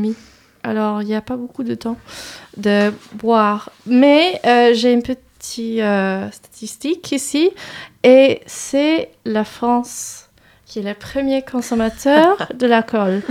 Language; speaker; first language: French; non-native, fluent; English